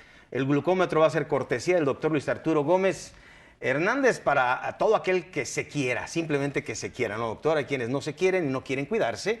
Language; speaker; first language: Spanish; native; Spanish